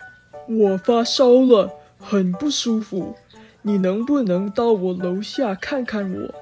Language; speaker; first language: Chinese; non-native, learner; English